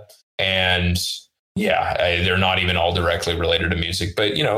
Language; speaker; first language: English; early bilingual, other home language; Russian